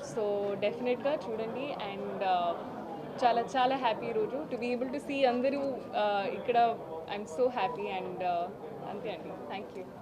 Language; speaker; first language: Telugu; non-native, local second language; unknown